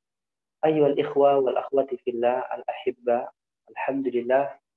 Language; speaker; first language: Arabic; non-native, fluent; Indonesian